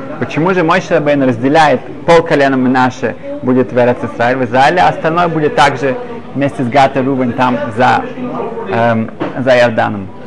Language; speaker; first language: Russian; early bilingual, other home language; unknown